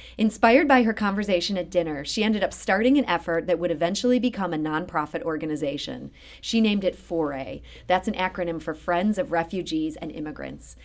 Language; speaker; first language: English; native; English